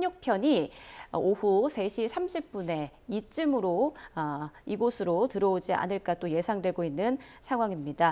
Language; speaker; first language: Korean; native; Korean